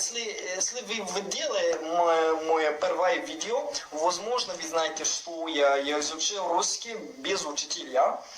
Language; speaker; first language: Russian; non-native, learner; English